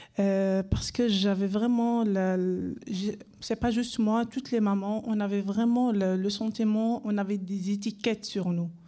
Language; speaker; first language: French; non-native, learner; Arabic